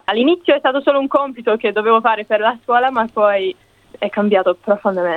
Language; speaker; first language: Italian; non-native, fluent; English